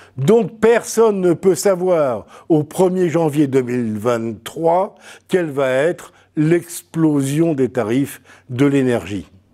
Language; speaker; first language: French; native; French